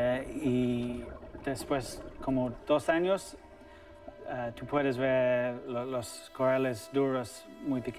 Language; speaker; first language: Spanish; non-native, learner; English